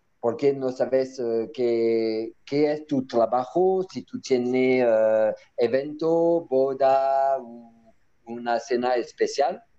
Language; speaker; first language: Spanish; non-native, learner; French